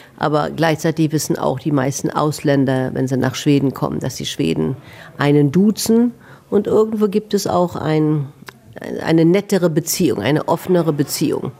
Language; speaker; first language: German; native; German